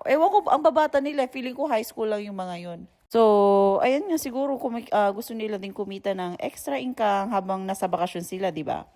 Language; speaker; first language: Filipino; native; Filipino